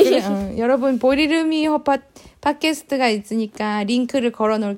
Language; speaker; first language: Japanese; non-native, fluent; Korean